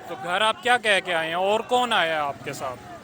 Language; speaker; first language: Urdu; native; Urdu